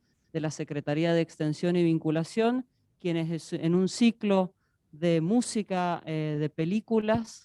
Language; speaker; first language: Spanish; native; Spanish